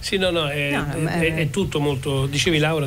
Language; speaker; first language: Italian; native; Italian